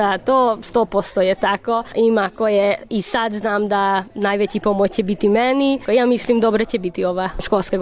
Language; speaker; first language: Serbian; non-native, local second language; Hungarian